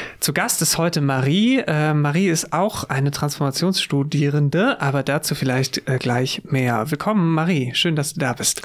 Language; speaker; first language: German; native; German